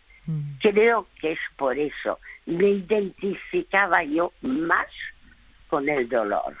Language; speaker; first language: Spanish; early bilingual, other home language; French